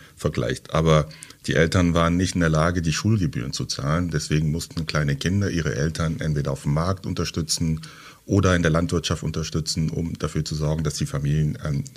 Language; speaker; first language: German; early bilingual, other home language; French